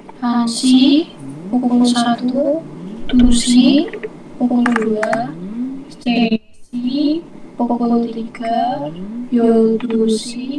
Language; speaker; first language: Korean; non-native, learner; Indonesian